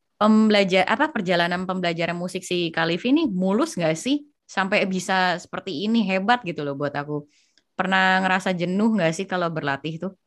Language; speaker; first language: Indonesian; native; Indonesian